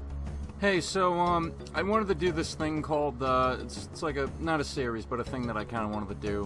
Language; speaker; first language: English; native; English